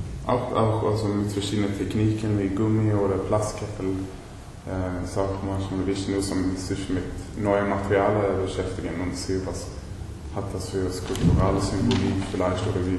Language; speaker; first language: German; non-native, learner; Swedish